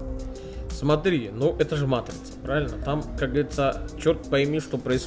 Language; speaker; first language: Russian; native; Russian